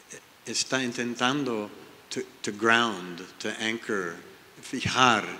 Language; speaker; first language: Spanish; non-native, learner; English